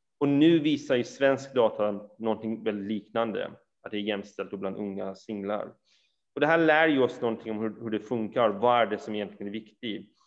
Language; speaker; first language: Swedish; early bilingual, other home language; Persian